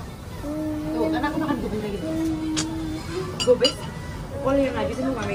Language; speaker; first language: Indonesian; non-native, local second language; Javanese